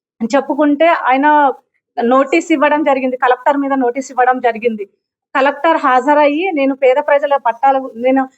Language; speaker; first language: Telugu; native; Telugu